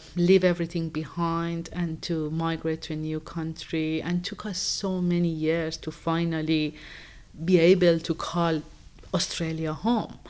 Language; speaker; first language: English; non-native, fluent; Persian